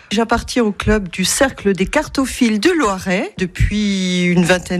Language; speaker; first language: French; native; French